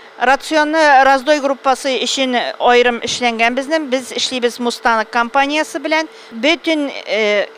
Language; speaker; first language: Tatar; native; Tatar